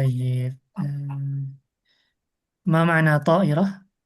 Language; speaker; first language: Arabic; non-native, fluent; Indonesian